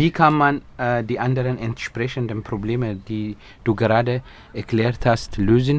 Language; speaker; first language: German; non-native, fluent; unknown